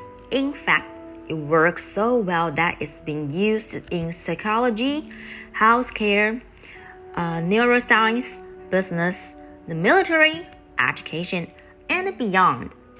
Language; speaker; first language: English; non-native, fluent; Chinese